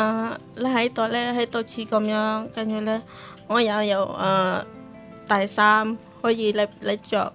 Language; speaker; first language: Chinese; non-native, learner; Indonesian